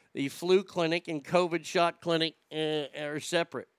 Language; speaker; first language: English; native; English